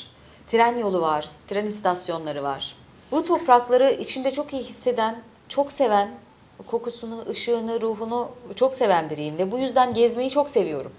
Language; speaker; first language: Turkish; native; Turkish